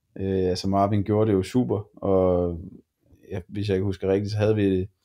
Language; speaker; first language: Danish; native; Danish